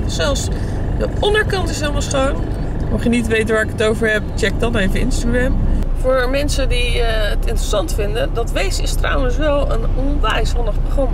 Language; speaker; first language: Dutch; native; Dutch